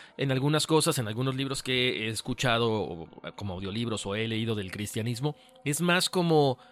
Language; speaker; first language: Spanish; native; Spanish